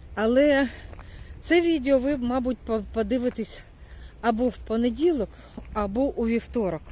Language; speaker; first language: Ukrainian; non-native, local second language; Russian